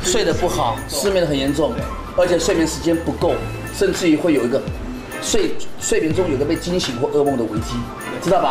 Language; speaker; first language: Chinese; native; Chinese